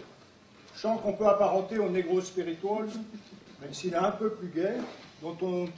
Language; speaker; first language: French; native; French